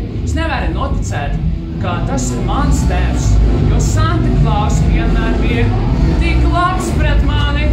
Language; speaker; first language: Latvian; non-native, local second language; Russian